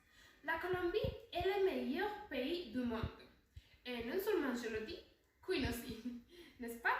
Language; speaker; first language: French; non-native, learner; Spanish